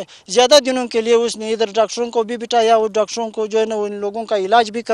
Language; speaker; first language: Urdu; non-native, local second language; Pashto